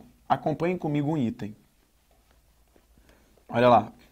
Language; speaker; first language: Portuguese; native; Portuguese